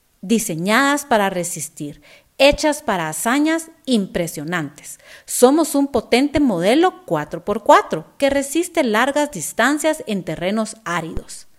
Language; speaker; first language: Spanish; native; Spanish